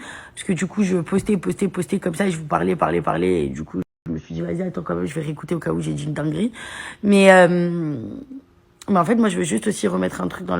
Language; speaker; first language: French; native; French